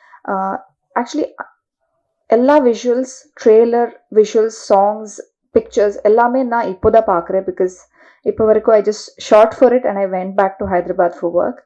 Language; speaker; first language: Tamil; non-native, learner; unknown